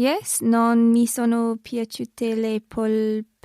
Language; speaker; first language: Italian; non-native, learner; English